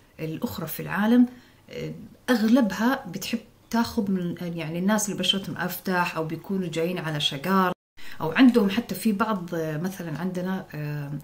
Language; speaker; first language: Arabic; non-native, local second language; Somali